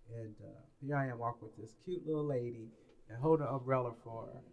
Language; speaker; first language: English; native; English